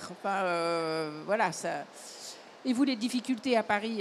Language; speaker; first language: French; native; French